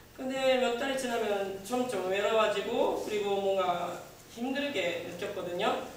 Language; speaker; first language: Korean; non-native, learner; Japanese